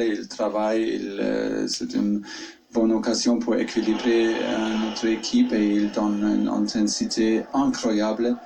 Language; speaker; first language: French; non-native, fluent; German